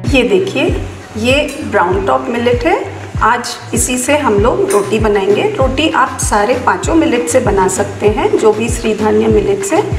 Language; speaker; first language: Hindi; native; Hindi